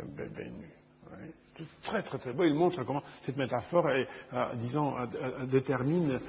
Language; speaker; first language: French; non-native, fluent; Romanian